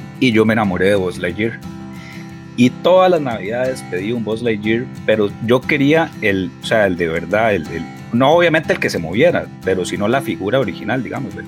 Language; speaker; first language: Spanish; native; Spanish